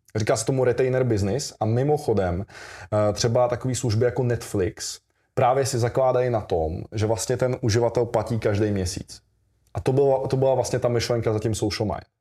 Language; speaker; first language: Czech; early bilingual, other home language; Russian